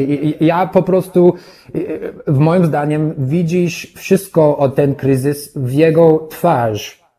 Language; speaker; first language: Polish; non-native, learner; English